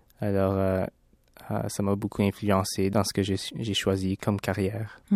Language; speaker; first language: French; early bilingual, other home language; Lao